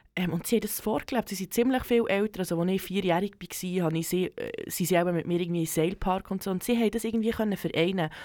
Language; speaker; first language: German; early bilingual, other home language; Serbian